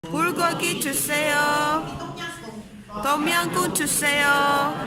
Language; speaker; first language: Korean; non-native, learner; Malay